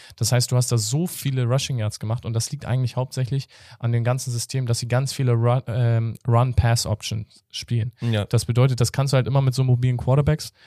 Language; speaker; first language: German; native; German